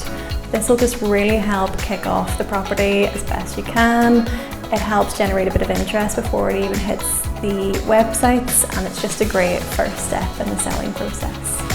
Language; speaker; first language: English; native; English